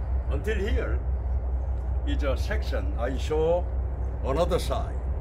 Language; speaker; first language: English; non-native, learner; Korean